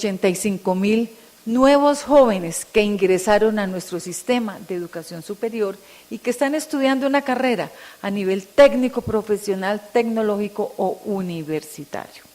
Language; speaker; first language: Spanish; native; Spanish